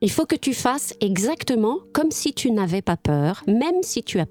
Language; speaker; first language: French; native; French